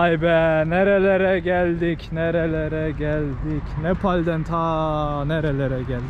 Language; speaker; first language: Turkish; native; Turkish